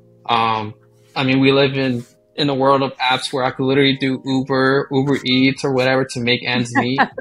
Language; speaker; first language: English; early bilingual, other home language; Spanish